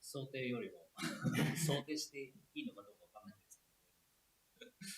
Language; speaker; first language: Japanese; native; Japanese